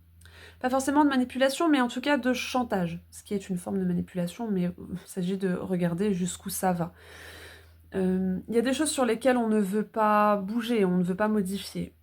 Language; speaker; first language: French; native; French